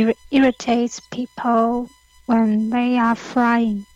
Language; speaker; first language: English; non-native, learner; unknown